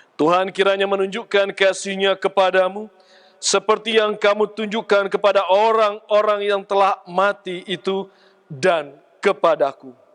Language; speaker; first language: Indonesian; native; Indonesian